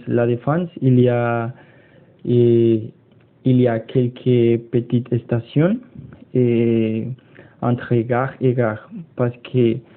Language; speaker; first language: French; non-native, learner; Spanish